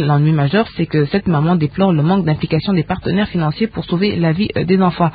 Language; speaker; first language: French; non-native, local second language; Lingala